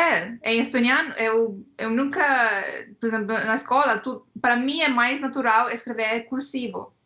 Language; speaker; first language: Portuguese; non-native, fluent; Estonian